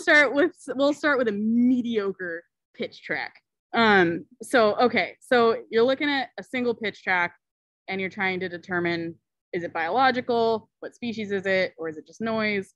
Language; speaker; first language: English; native; English